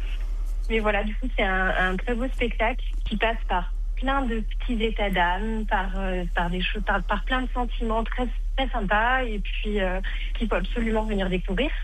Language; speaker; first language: French; native; French